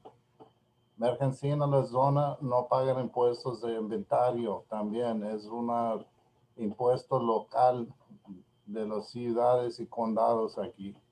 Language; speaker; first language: Spanish; non-native, learner; English